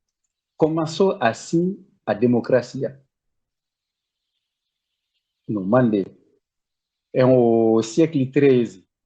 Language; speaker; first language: Portuguese; non-native, learner; Bambara